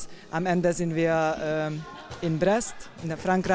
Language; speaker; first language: German; non-native, fluent; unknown